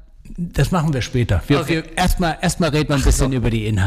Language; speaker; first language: German; native; German